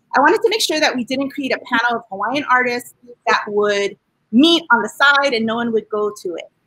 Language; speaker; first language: English; native; English